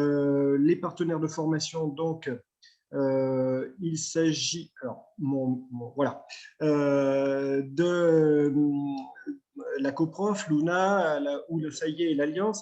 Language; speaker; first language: French; native; French